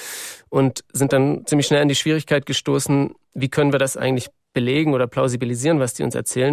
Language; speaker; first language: German; native; German